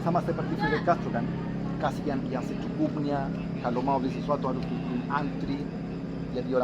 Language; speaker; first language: Indonesian; non-native, fluent; Spanish